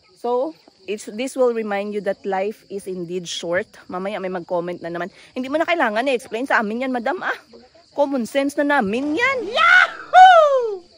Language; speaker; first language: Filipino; non-native, local second language; Hiligaynon